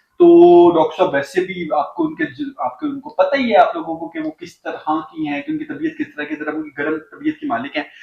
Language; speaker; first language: Urdu; native; Urdu